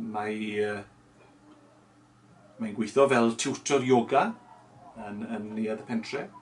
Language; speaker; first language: Welsh; native; Welsh